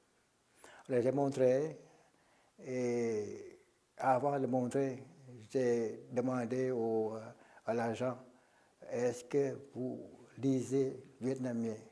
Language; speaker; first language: French; non-native, local second language; Vietnamese